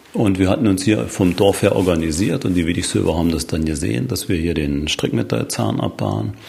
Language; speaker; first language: German; native; German